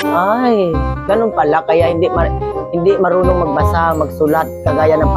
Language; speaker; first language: Filipino; non-native, local second language; Cebuano